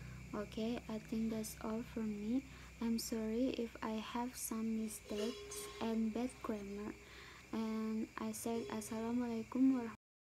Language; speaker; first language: English; non-native, learner; Indonesian